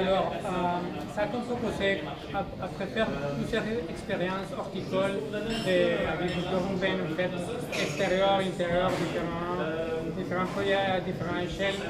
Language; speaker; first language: French; non-native, fluent; Spanish